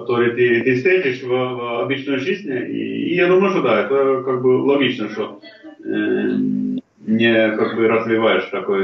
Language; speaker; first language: Russian; non-native, fluent; Norwegian